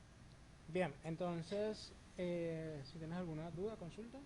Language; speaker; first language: Spanish; native; Spanish